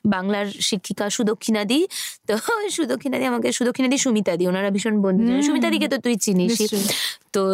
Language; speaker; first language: Bangla; native; Bangla